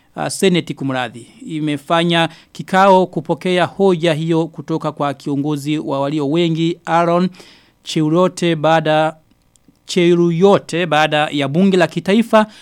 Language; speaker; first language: Swahili; non-native, local second language; Rundi